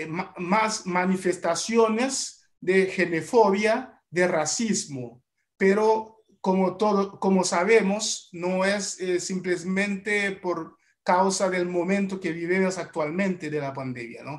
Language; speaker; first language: Spanish; non-native, fluent; Haitian Creole